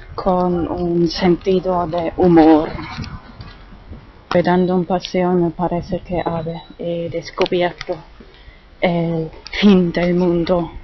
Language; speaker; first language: Spanish; non-native, fluent; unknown